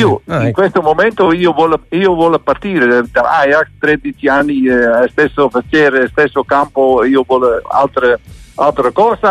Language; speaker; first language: Italian; non-native, learner; Dutch